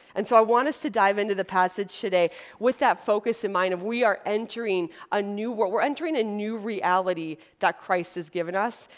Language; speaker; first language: English; native; English